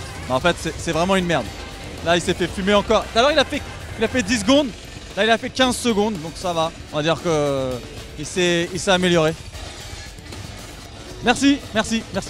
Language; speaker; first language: French; native; French